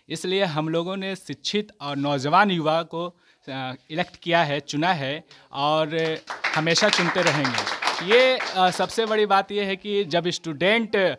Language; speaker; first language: Hindi; native; Hindi